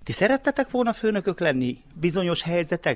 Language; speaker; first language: Hungarian; native; Hungarian